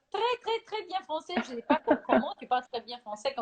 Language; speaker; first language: French; non-native, learner; Italian